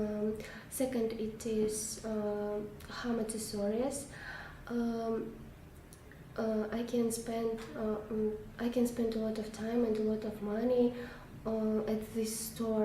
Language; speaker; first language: English; non-native, learner; Russian